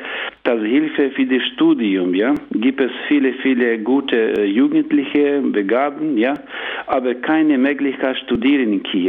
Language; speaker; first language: German; non-native, learner; Ukrainian